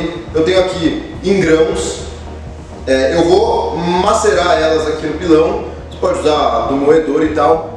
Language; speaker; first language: Portuguese; native; Portuguese